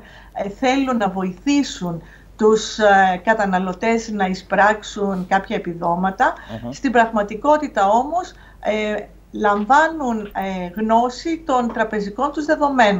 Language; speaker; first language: Greek; native; Greek